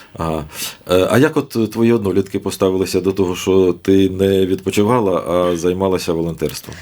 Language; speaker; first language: Ukrainian; native; Ukrainian